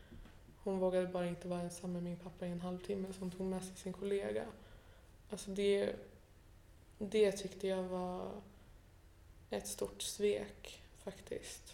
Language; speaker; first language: Swedish; early bilingual, other home language; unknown